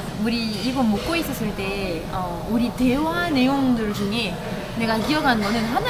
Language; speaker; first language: Korean; non-native, fluent; French